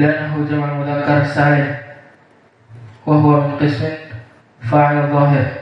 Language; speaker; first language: Arabic; non-native, learner; Indonesian